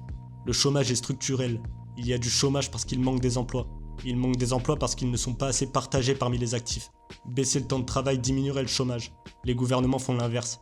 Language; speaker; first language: French; native; French